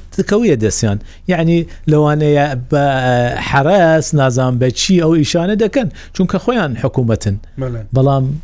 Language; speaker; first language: Central Kurdish; non-native, local second language; Southern Kurdish